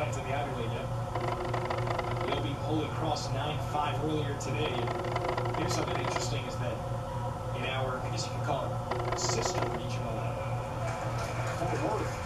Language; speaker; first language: English; native; English